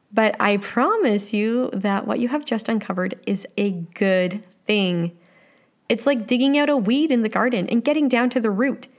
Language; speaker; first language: English; native; English